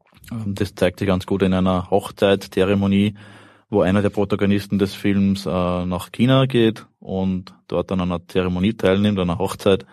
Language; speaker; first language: German; native; German